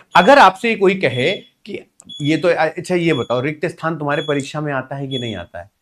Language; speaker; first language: Hindi; native; Hindi